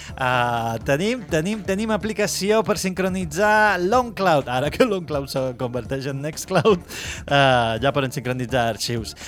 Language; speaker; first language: Catalan; native; Catalan